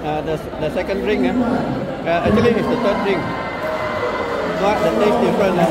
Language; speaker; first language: English; non-native, local second language; Malay